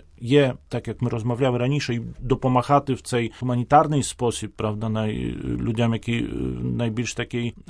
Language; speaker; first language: Ukrainian; non-native, fluent; Polish